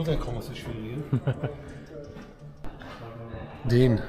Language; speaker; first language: German; native; German